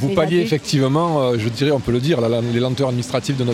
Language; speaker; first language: French; native; French